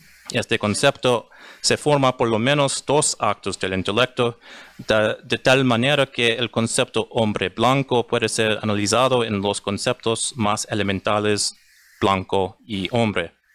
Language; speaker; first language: Spanish; non-native, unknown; English